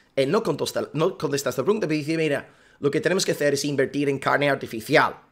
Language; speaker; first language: Spanish; non-native, fluent; English